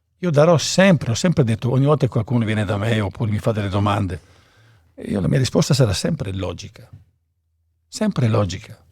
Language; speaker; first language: Italian; native; Italian